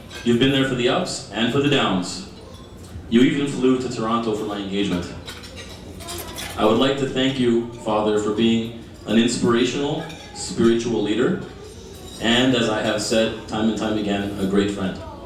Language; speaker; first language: English; early bilingual, other home language; Greek